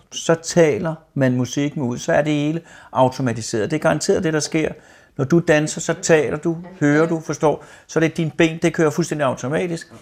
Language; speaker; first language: Danish; native; Danish